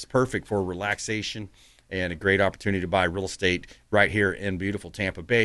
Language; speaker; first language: English; native; English